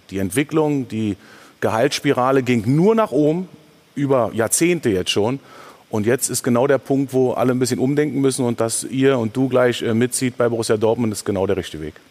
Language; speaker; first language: German; native; German